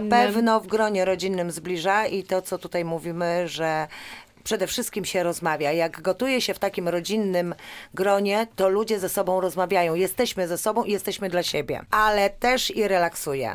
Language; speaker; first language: Polish; native; Polish